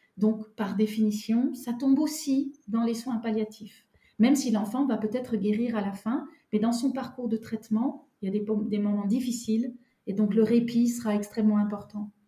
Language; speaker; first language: French; non-native, local second language; Luxembourgish